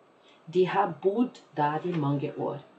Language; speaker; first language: Norwegian; non-native, fluent; Portuguese